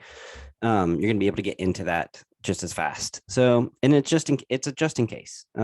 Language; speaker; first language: English; native; English